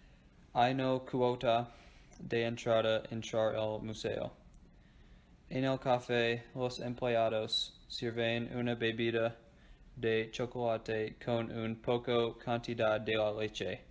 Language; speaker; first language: Spanish; non-native, learner; English